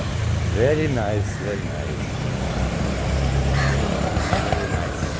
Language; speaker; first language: English; non-native, learner; Slovenian